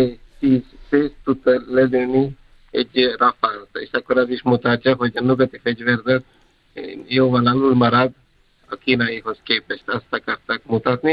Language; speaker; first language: Hungarian; non-native, fluent; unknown